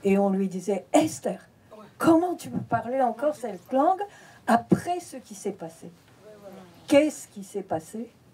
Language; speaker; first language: French; early bilingual, heritage; French